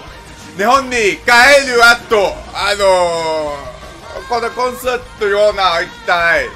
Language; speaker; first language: Japanese; non-native, learner; English